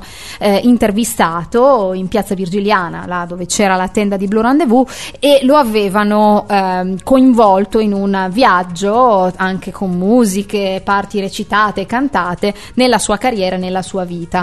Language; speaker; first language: Italian; native; Italian